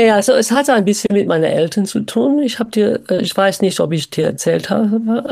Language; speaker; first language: German; non-native, fluent; English